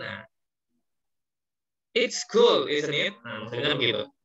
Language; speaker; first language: English; non-native, fluent; Indonesian